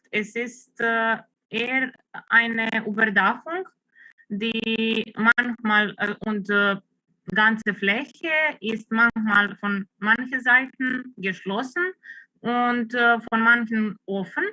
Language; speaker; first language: German; non-native, fluent; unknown